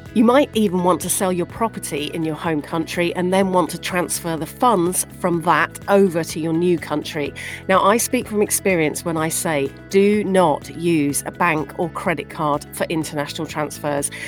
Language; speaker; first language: English; native; English